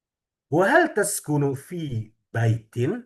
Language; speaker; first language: Arabic; non-native, fluent; Indonesian